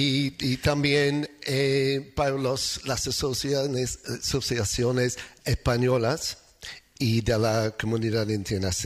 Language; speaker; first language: Spanish; non-native, learner; English